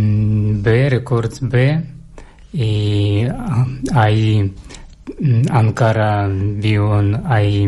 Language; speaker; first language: Catalan; non-native, learner; Russian